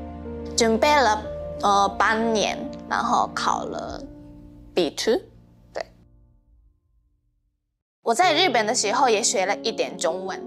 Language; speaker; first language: Chinese; non-native, learner; Japanese